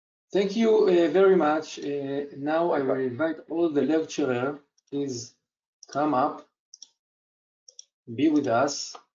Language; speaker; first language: English; non-native, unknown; Hebrew